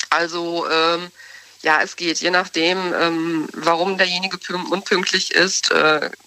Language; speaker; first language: German; native; German